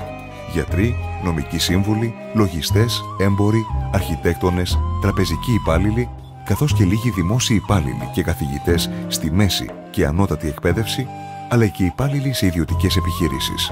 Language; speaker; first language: Greek; native; Greek